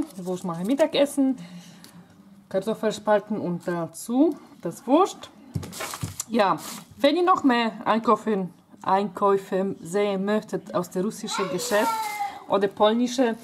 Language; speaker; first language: German; non-native, fluent; Polish